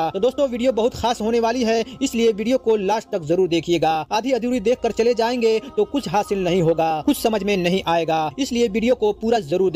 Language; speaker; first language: Hindi; native; Hindi